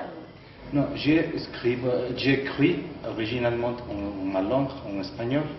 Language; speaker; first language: French; non-native, learner; Spanish